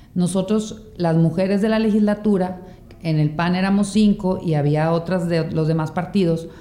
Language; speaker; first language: Spanish; native; Spanish